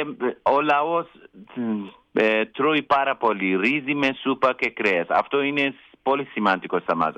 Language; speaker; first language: Greek; non-native, learner; Kurdish